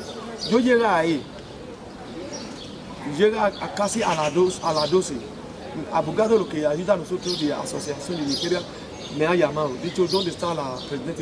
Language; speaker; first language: Spanish; non-native, learner; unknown